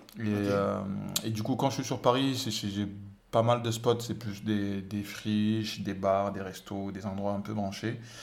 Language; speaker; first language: French; non-native, local second language; Wolof